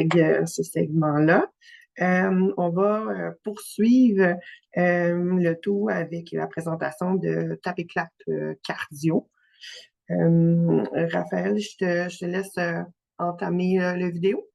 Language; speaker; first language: French; native; French